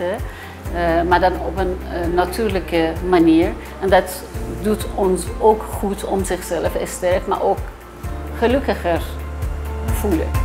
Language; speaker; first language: Dutch; non-native, fluent; Persian